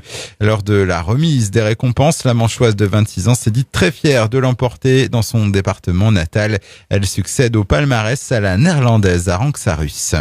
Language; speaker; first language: French; native; French